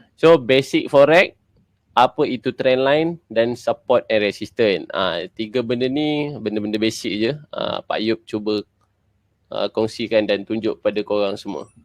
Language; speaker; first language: Malay; native; Malay